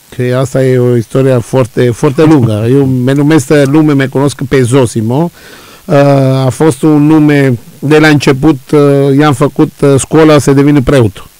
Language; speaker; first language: Romanian; non-native, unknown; Italian